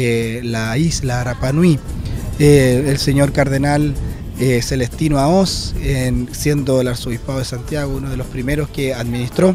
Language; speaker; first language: Spanish; native; Spanish